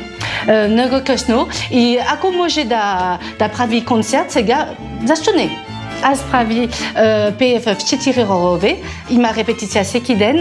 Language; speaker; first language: Bulgarian; non-native, learner; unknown